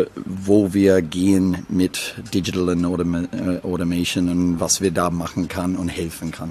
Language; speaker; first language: German; non-native, learner; English